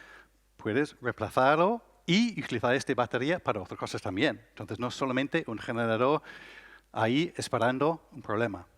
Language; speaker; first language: Spanish; non-native, learner; English